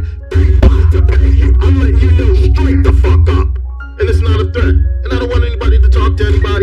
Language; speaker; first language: English; native; English